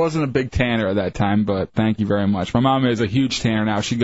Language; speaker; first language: English; native; English